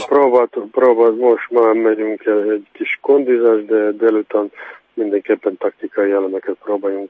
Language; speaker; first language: Hungarian; non-native, fluent; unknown